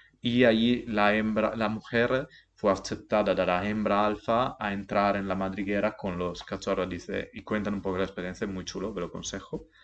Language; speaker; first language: Spanish; non-native, fluent; Italian